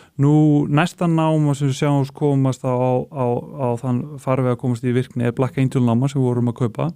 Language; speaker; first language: Icelandic; native; Icelandic